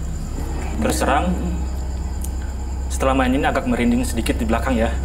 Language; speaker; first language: Indonesian; native; Indonesian